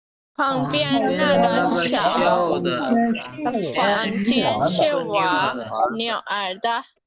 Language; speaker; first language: Chinese; non-native, learner; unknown